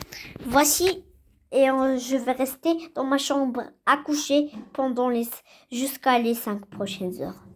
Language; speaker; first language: French; non-native, local second language; Arabic